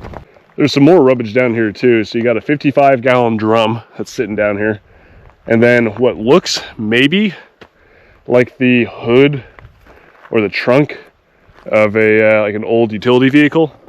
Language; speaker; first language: English; native; English